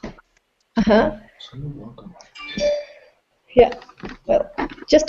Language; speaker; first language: English; non-native, fluent; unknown